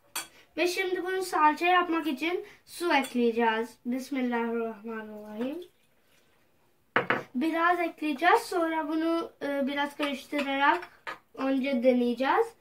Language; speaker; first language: Turkish; non-native, fluent; Urdu